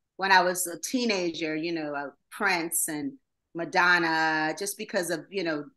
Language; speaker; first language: English; native; English